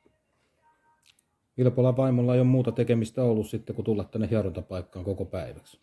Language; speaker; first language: Finnish; native; Finnish